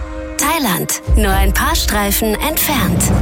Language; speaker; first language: German; native; German